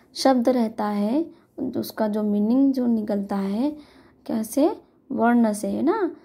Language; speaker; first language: Hindi; non-native, local second language; Marathi